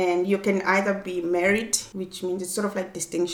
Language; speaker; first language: English; non-native, local second language; Swati